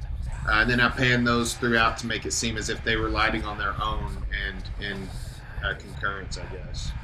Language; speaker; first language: English; native; English